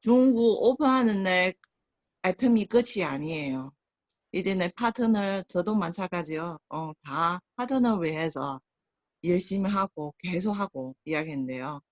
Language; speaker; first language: Korean; non-native, learner; Chinese